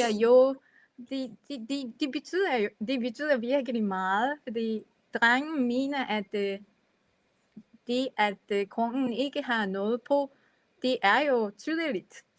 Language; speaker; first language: Danish; non-native, fluent; Japanese